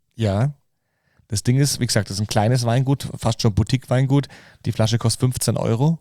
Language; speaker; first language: German; native; German